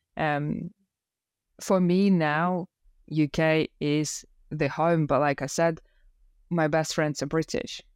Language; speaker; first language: English; non-native, fluent; Russian